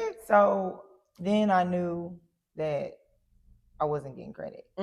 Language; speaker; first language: English; native; English